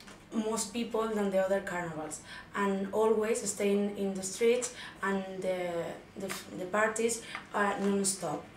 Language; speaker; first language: English; non-native, learner; Spanish